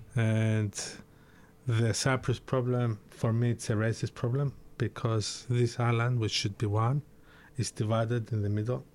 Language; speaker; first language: English; early bilingual, other home language; Greek